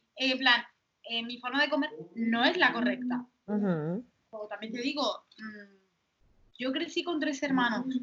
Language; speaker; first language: Spanish; native; Spanish